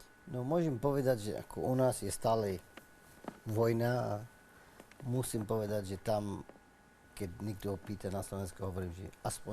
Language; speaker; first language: Slovak; non-native, learner; Arabic